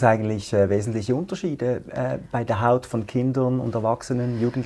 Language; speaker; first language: German; native; German